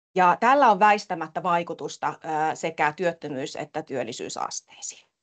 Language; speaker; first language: Finnish; native; Finnish